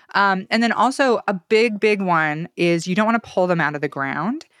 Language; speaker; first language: English; native; English